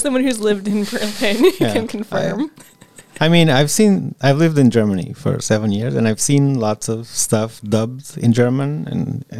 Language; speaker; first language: English; non-native, fluent; Portuguese